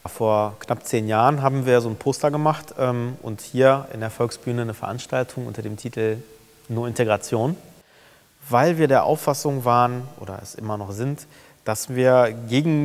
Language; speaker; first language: German; early bilingual, other home language; Turkish